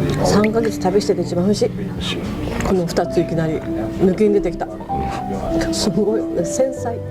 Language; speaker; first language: Japanese; native; Japanese